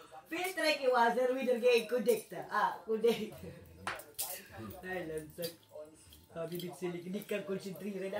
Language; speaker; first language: German; non-native, learner; Filipino